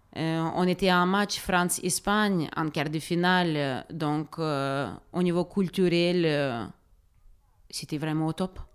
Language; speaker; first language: French; non-native, fluent; Ukrainian